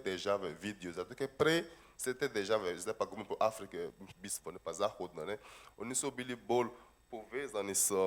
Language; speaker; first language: Slovenian; non-native, fluent; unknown